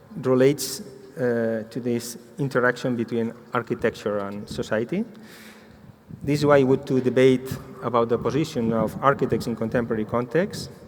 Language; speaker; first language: English; non-native, fluent; Catalan